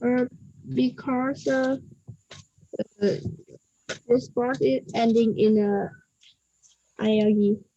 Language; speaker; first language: English; non-native, learner; Vietnamese